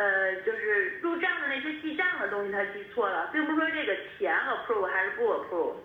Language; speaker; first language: Chinese; native; Chinese